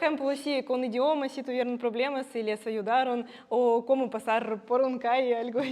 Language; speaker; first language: Spanish; non-native, fluent; Russian